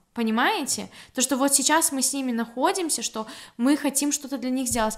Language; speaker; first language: Russian; native; Russian